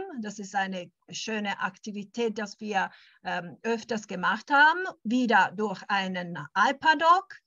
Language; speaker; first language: German; early bilingual, heritage; German